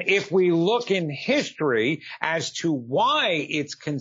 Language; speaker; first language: English; native; English